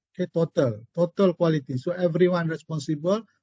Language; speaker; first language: English; non-native, local second language; Malay